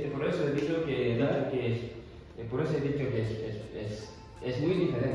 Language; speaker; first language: Spanish; non-native, learner; Fula